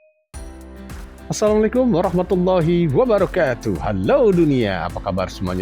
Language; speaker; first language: Indonesian; native; Indonesian